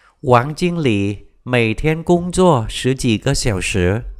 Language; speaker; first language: Chinese; non-native, fluent; Vietnamese